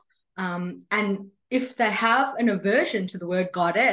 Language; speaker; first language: English; non-native, local second language; Hindi